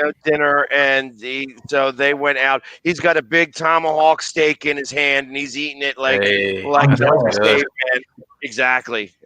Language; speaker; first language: English; native; English